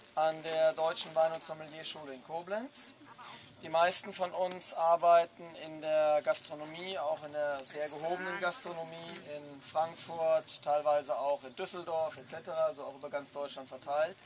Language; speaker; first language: German; native; German